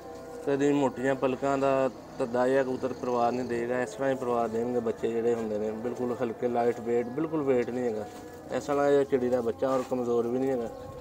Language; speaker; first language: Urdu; non-native, local second language; Punjabi